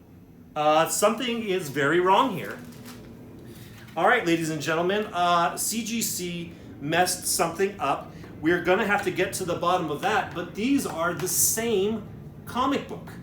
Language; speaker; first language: English; native; English